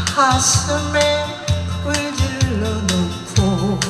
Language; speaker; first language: Korean; native; Korean